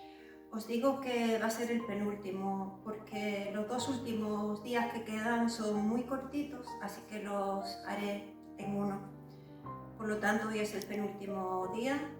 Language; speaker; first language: Spanish; native; Spanish